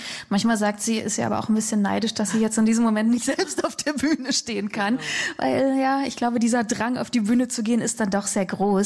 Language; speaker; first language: German; native; German